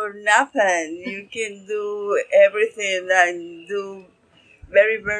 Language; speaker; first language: English; non-native, learner; Spanish